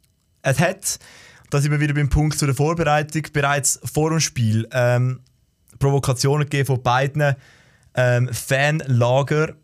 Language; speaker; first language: German; native; German